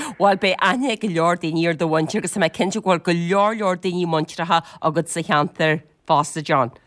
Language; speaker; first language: Irish; native; Irish